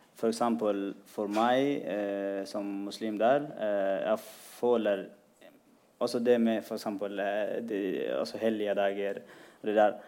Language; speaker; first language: Norwegian; non-native, fluent; Tigrinya